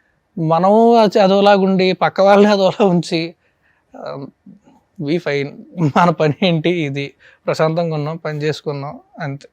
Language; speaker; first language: Telugu; native; Telugu